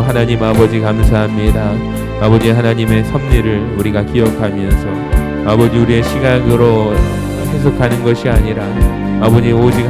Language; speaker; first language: Korean; native; Korean